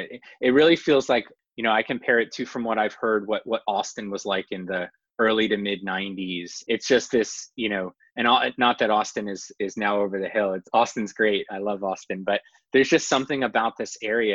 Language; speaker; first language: English; native; English